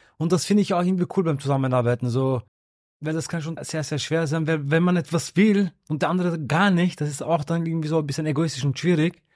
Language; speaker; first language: German; early bilingual, other home language; Turkish